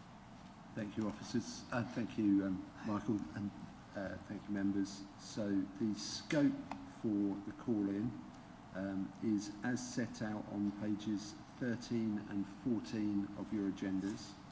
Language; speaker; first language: English; native; English